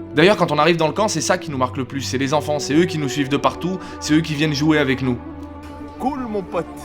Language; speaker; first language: French; native; French